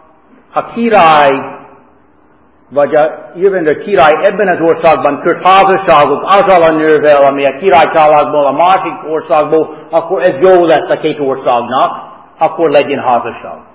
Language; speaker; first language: Hungarian; non-native, fluent; English